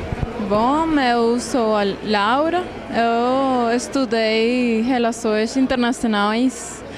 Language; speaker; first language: Portuguese; non-native, fluent; Spanish